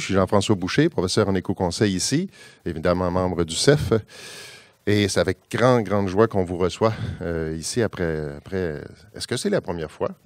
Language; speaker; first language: French; native; French